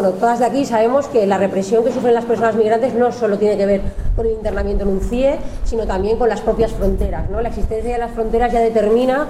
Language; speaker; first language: Spanish; native; Spanish